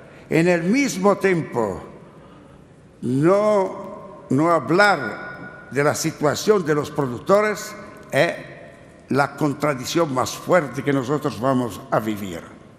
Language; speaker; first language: Spanish; non-native, learner; Italian